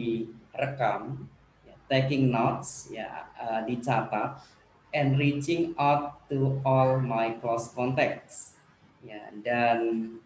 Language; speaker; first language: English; non-native, learner; Indonesian